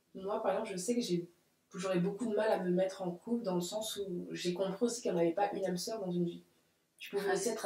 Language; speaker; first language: French; native; French